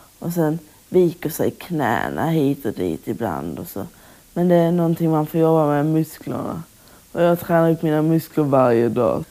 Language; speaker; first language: Swedish; native; Swedish